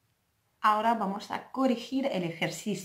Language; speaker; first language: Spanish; non-native, fluent; French